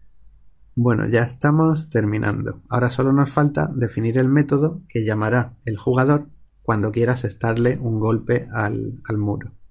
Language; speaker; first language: Spanish; native; Spanish